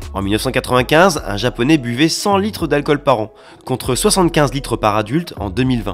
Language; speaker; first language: French; native; French